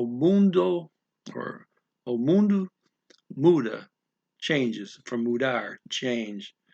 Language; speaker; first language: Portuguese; non-native, learner; English